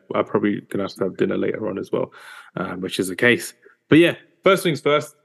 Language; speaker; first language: English; early bilingual, other home language; Hindi